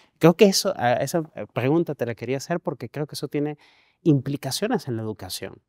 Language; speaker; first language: Spanish; native; Spanish